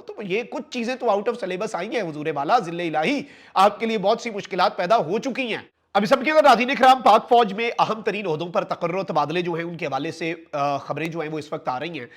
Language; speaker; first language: Urdu; native; Urdu